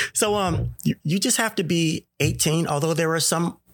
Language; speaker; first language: English; native; English